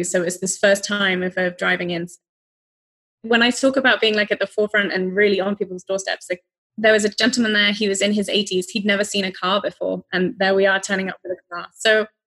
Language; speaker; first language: English; native; English